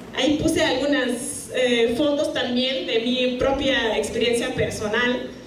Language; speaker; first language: Spanish; non-native, fluent; German